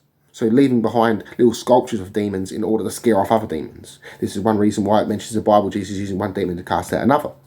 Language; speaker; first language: English; native; English